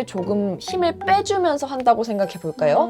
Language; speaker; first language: Korean; native; Korean